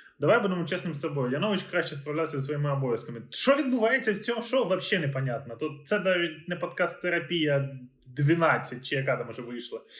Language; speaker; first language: Ukrainian; native; Ukrainian